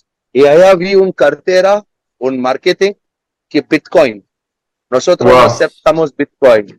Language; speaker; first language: Spanish; non-native, learner; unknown